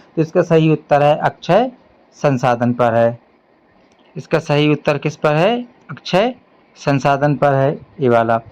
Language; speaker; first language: Hindi; native; Hindi